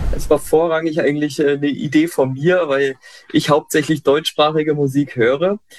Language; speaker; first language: German; native; German